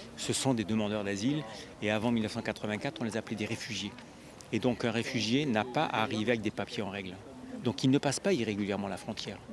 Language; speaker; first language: French; native; French